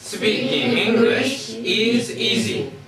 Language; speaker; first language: English; non-native, fluent; Korean